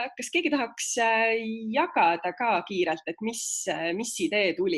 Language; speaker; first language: Estonian; native; Estonian